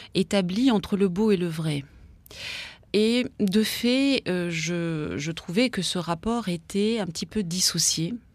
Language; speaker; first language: French; native; French